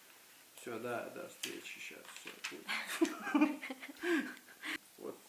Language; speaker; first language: Russian; native; Russian